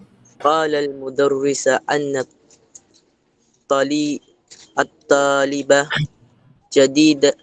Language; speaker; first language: Arabic; non-native, learner; Filipino